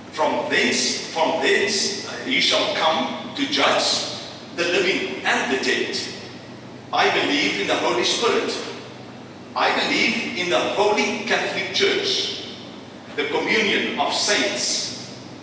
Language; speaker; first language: English; non-native, local second language; Afrikaans